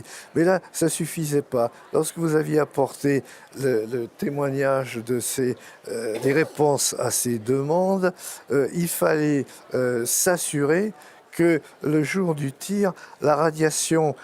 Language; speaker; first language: French; native; French